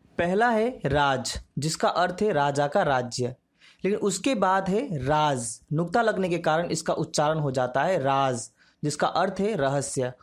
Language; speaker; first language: Hindi; native; Hindi